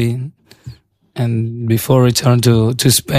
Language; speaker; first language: English; non-native, learner; Spanish